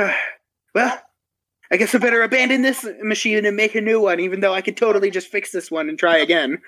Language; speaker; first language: English; native; English